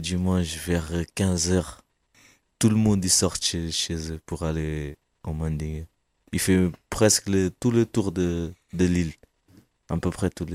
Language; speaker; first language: French; non-native, fluent; Kabuverdianu